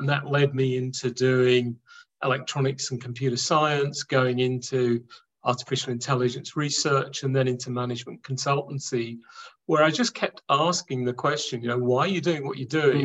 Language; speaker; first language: English; native; English